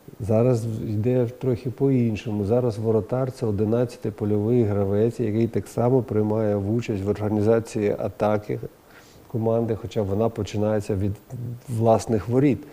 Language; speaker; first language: Ukrainian; non-native, local second language; Russian